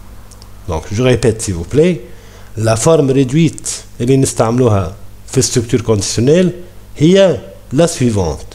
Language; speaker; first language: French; non-native, local second language; Arabic